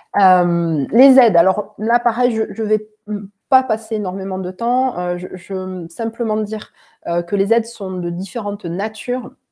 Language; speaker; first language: French; native; French